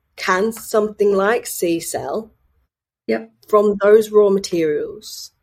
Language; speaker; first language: English; native; English